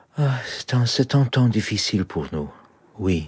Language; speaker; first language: French; non-native, learner; Polish